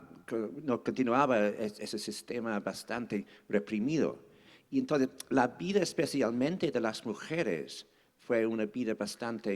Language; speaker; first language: Spanish; non-native, fluent; English